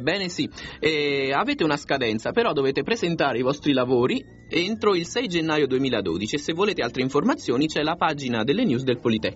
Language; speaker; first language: Italian; native; Italian